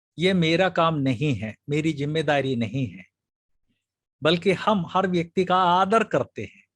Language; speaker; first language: Hindi; native; Hindi